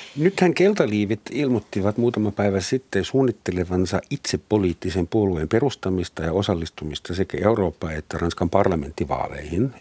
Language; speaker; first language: Finnish; non-native, fluent; German